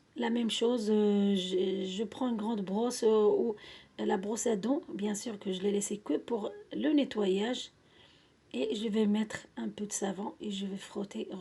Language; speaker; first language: French; non-native, local second language; Arabic